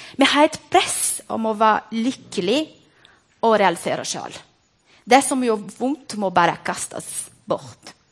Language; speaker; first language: Norwegian; non-native, fluent; Portuguese